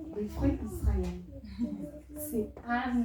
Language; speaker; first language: French; non-native, local second language; Lingala